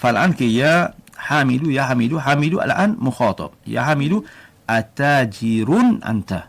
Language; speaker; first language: Arabic; non-native, fluent; Malay